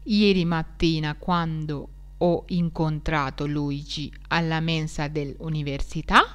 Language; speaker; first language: Italian; non-native, fluent; Sinhala